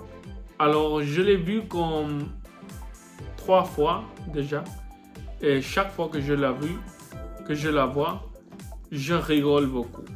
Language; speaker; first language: French; non-native, learner; Spanish